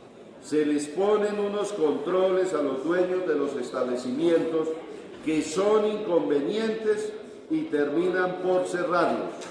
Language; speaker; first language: Spanish; native; Spanish